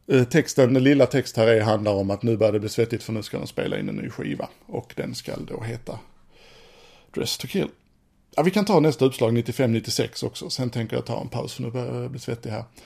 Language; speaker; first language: Swedish; native; Swedish